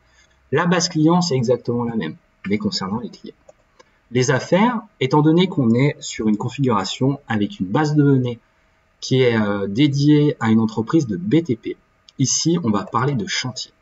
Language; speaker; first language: French; native; French